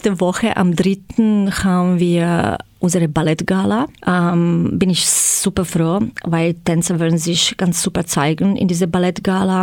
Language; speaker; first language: German; non-native, fluent; Croatian